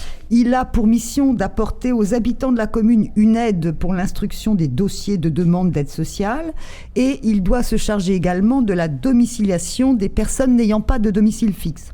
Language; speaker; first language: French; native; French